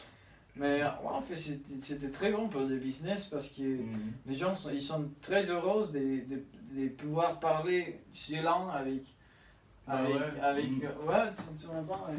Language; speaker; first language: French; non-native, learner; Spanish